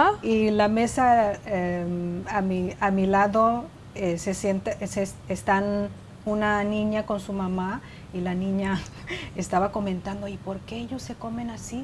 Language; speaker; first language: Spanish; non-native, fluent; Chinese